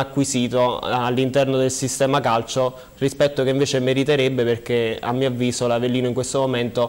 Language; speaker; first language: Italian; native; Italian